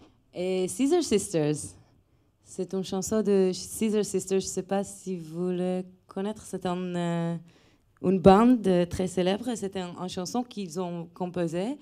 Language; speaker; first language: French; non-native, fluent; Hebrew